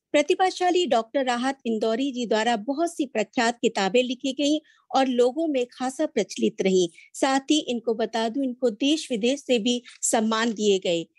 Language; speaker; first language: Hindi; native; Hindi